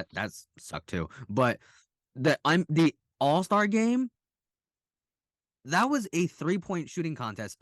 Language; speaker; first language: English; native; English